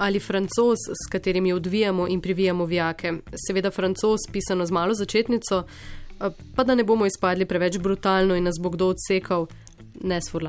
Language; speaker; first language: Slovenian; native; Slovenian